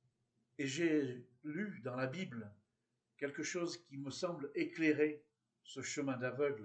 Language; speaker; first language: French; native; French